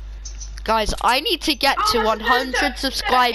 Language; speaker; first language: English; native; English